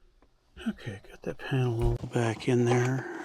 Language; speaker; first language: English; native; English